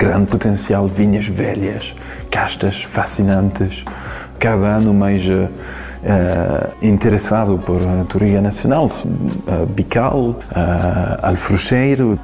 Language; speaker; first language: Portuguese; non-native, learner; French